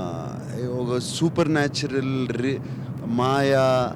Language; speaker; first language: Telugu; native; Telugu